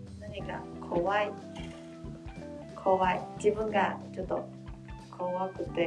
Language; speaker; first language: Japanese; non-native, learner; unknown